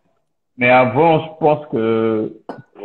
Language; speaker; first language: French; native; French